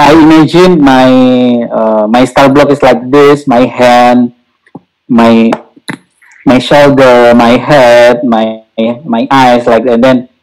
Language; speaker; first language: English; non-native, learner; Indonesian